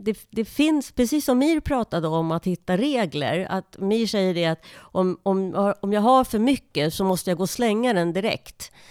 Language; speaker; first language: Swedish; native; Swedish